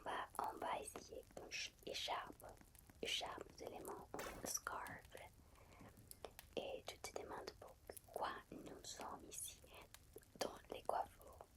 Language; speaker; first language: French; non-native, fluent; Spanish